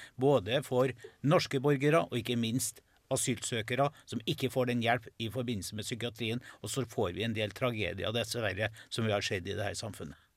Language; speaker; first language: Norwegian; native; Norwegian